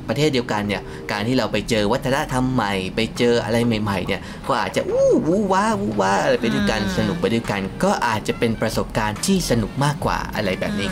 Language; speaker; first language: Thai; native; Thai